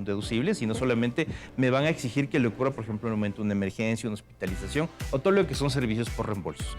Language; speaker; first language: Spanish; native; Spanish